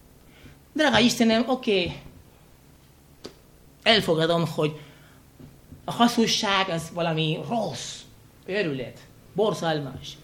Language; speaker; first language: Hungarian; non-native, fluent; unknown